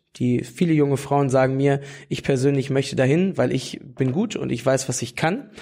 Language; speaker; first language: German; native; German